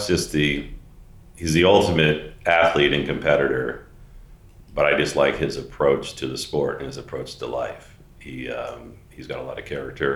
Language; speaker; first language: English; native; English